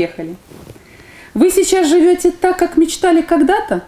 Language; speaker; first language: Russian; native; Russian